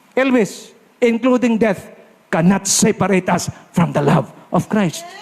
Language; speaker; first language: English; non-native, local second language; Filipino